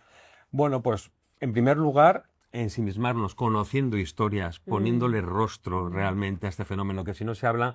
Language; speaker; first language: Spanish; native; Spanish